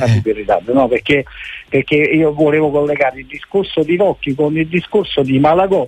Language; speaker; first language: Italian; native; Italian